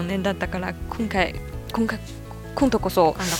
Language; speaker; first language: Japanese; non-native, fluent; Chinese